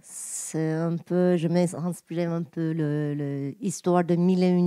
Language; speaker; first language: French; non-native, learner; Turkish